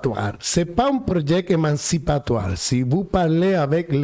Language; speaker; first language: French; non-native, fluent; Spanish